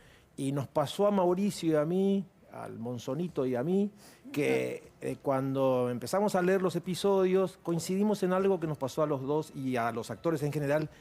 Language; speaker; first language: Spanish; native; Spanish